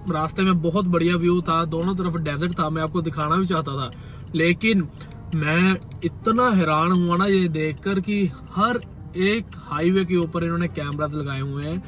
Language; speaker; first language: Hindi; native; Hindi